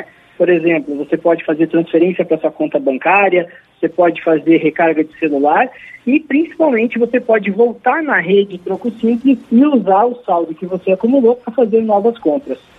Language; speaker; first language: Portuguese; native; Portuguese